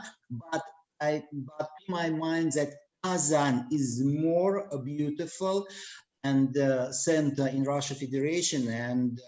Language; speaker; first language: English; non-native, learner; Russian